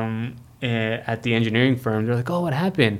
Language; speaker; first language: English; non-native, fluent; Filipino